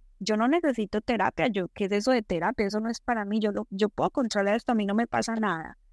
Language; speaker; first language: Spanish; native; Spanish